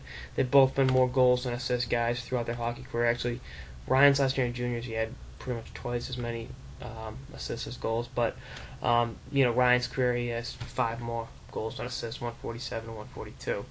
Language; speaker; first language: English; native; English